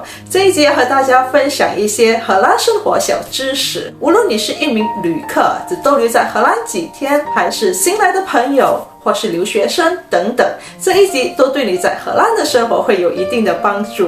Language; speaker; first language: Chinese; native; Chinese